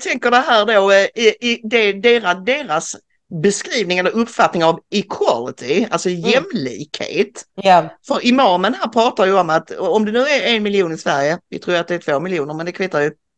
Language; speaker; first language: Swedish; native; Swedish